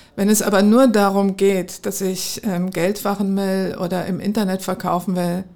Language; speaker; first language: German; native; German